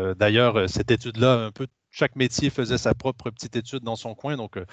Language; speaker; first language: French; native; French